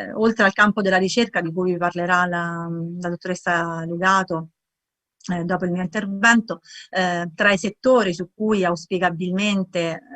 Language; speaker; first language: Italian; native; Italian